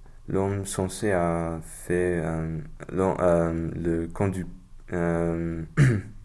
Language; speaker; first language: French; non-native, learner; English